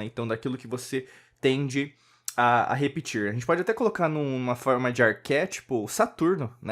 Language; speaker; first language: Portuguese; native; Portuguese